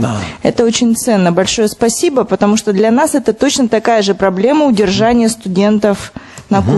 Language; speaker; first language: Russian; native; Russian